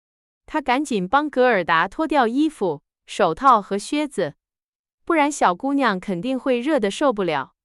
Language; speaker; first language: Chinese; native; Chinese